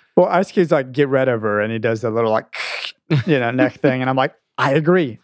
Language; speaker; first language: English; native; English